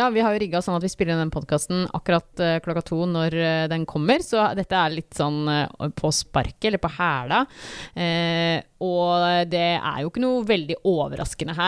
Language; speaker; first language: Norwegian; native; Norwegian